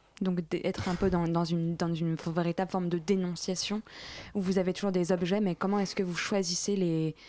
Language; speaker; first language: French; native; French